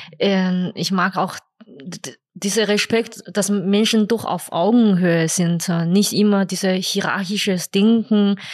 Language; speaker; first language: German; non-native, fluent; Chinese